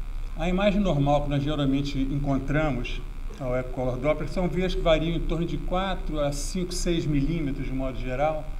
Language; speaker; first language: Portuguese; native; Portuguese